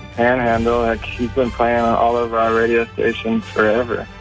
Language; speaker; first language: English; native; English